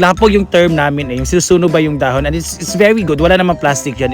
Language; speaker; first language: English; non-native, local second language; Filipino